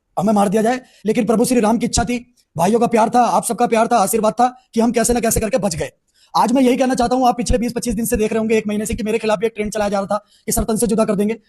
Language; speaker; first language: Hindi; native; Hindi